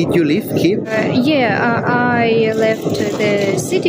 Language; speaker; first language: English; non-native, learner; Ukrainian